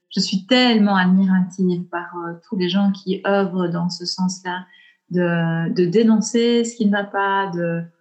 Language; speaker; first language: French; native; French